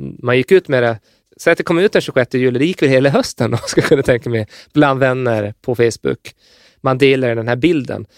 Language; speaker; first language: Swedish; native; Swedish